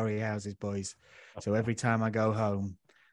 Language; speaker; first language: English; native; English